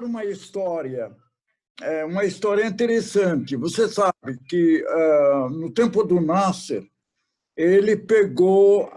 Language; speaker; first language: Portuguese; non-native, fluent; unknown